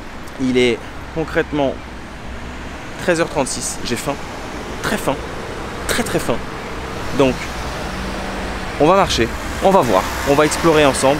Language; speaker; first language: French; native; French